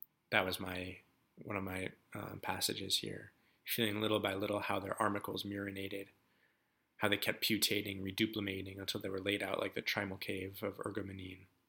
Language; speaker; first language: English; native; English